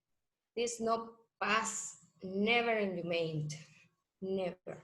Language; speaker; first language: English; non-native, learner; Spanish